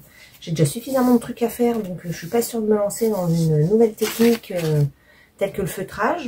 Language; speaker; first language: French; native; French